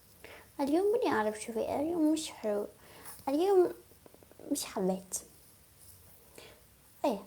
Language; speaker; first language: Arabic; non-native, learner; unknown